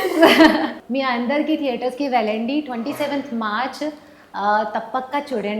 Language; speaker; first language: Telugu; non-native, learner; Hindi